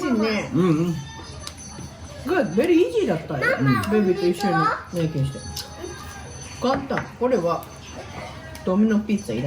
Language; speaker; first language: Japanese; native; Japanese